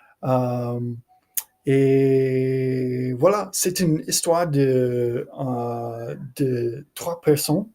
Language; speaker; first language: French; non-native, learner; English